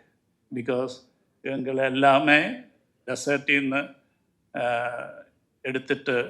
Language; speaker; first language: Tamil; non-native, learner; Malayalam